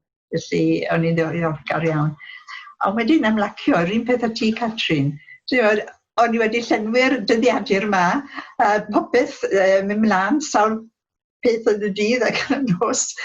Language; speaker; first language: Welsh; non-native, local second language; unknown